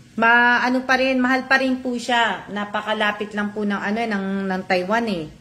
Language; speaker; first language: Filipino; native; Filipino